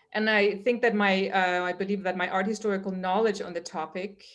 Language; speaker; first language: English; non-native, fluent; Danish